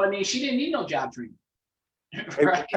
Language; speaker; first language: English; native; English